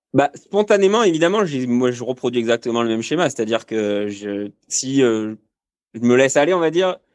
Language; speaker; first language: French; native; French